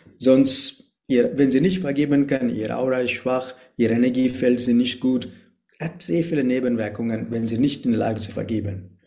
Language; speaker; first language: German; non-native, fluent; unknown